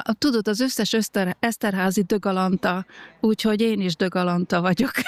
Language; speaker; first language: Hungarian; native; Hungarian